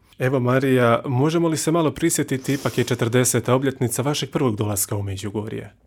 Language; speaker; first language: Croatian; native; Croatian